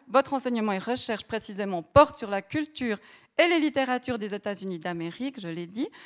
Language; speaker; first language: French; native; French